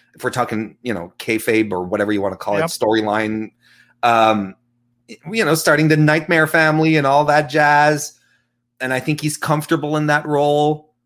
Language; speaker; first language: English; native; English